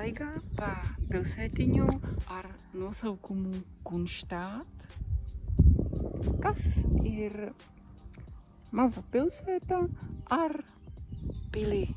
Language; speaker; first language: Latvian; non-native, fluent; Czech